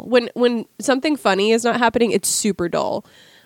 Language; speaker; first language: English; native; English